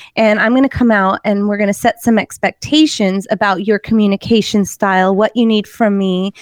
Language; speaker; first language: English; native; English